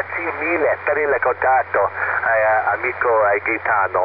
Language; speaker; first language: Italian; non-native, learner; English